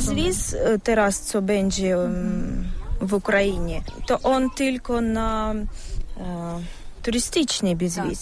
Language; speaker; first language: Polish; non-native, learner; Ukrainian